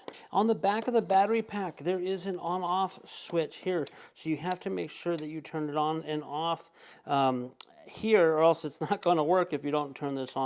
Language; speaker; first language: English; native; English